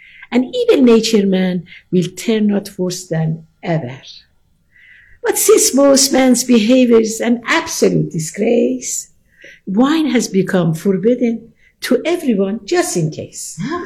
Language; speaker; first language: English; non-native, fluent; Persian